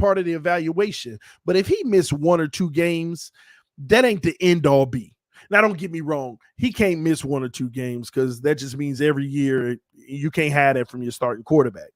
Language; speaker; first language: English; native; English